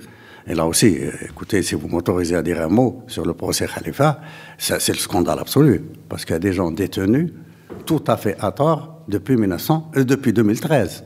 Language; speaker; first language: French; non-native, local second language; Arabic